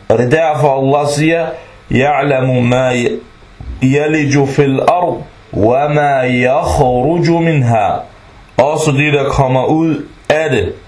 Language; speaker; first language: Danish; non-native, fluent; Arabic